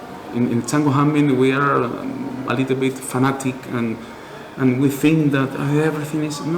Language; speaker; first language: English; non-native, learner; Spanish